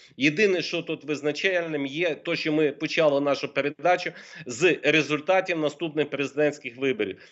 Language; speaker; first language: Ukrainian; native; Ukrainian